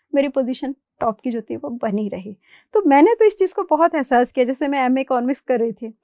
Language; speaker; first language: Hindi; native; Hindi